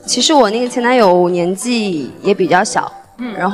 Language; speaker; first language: Chinese; native; Chinese